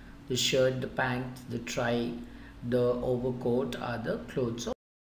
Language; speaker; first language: English; non-native, local second language; Tamil